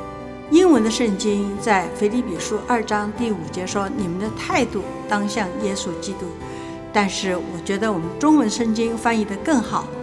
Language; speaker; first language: Chinese; native; Chinese